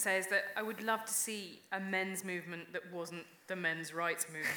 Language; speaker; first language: English; native; English